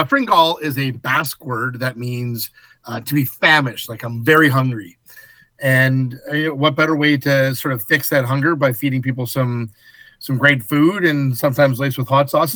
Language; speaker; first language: English; native; English